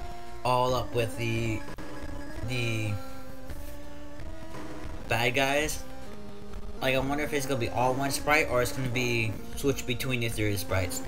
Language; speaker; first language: English; native; English